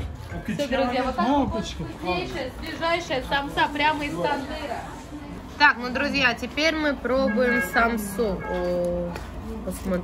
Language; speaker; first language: Russian; native; Russian